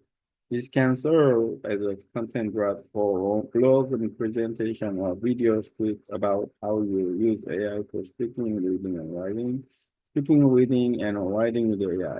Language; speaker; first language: English; non-native, learner; Korean